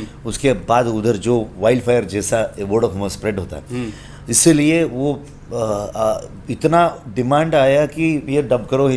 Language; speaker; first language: Hindi; non-native, local second language; Kannada